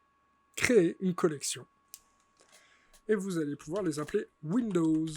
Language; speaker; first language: French; native; French